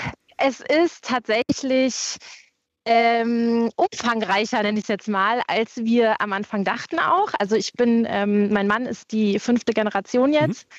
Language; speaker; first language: German; native; German